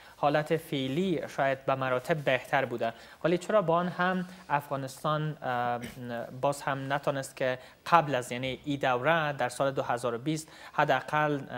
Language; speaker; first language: Persian; native; Persian